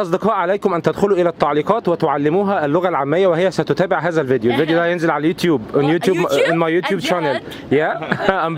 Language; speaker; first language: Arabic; native; Arabic